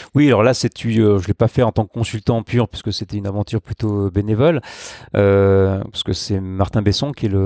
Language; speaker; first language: French; native; French